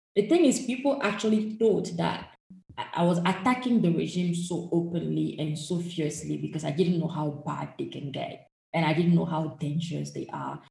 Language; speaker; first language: English; non-native, fluent; French